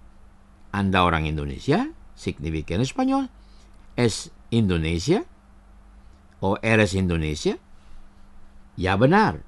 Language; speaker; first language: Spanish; non-native, fluent; Indonesian